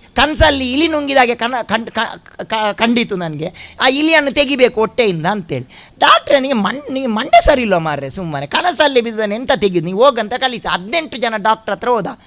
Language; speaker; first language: Kannada; non-native, local second language; Tulu